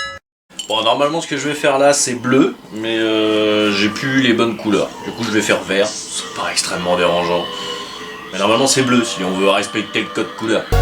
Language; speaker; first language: French; native; French